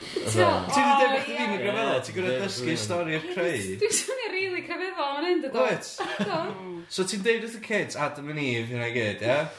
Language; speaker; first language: Welsh; native; Welsh